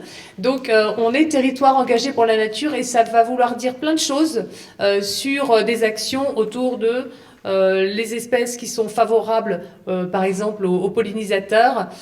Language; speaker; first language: French; native; French